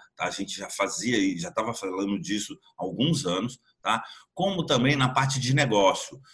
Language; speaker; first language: Portuguese; native; Portuguese